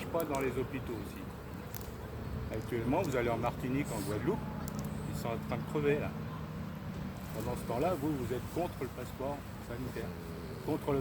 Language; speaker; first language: French; native; French